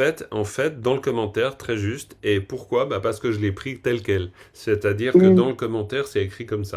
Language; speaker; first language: French; native; French